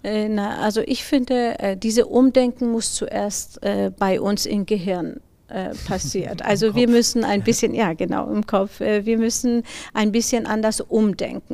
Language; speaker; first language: German; non-native, fluent; Persian